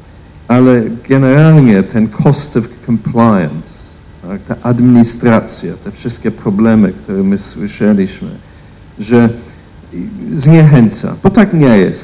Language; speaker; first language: Polish; non-native, fluent; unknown